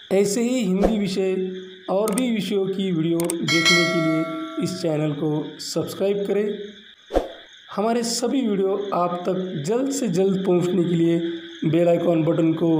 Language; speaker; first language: Hindi; non-native, local second language; Marathi